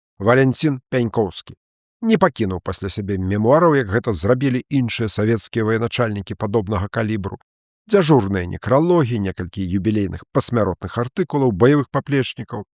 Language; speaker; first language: Belarusian; native; Belarusian